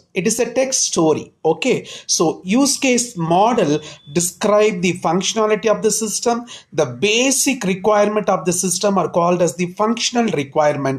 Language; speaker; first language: English; non-native, local second language; Tamil